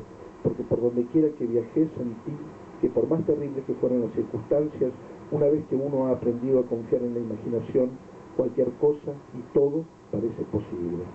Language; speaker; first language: Spanish; native; Spanish